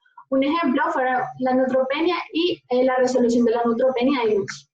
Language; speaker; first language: Spanish; native; Spanish